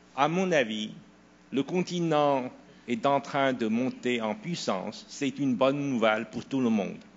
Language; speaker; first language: French; non-native, fluent; Chinese